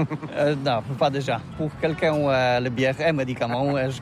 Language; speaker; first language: French; non-native, learner; Polish